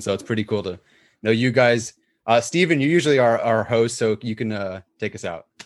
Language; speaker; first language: English; native; English